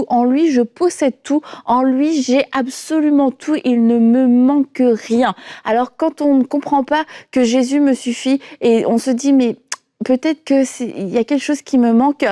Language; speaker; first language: French; native; French